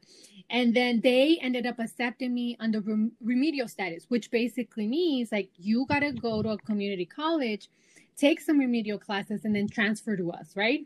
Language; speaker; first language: English; native; English